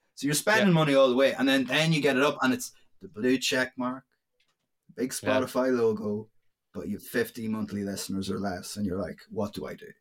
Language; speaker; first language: English; native; English